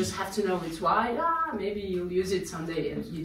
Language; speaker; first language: English; non-native, fluent; Serbian